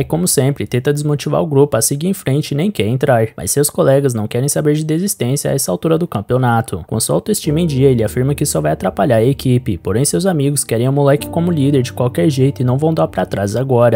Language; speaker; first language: Portuguese; native; Portuguese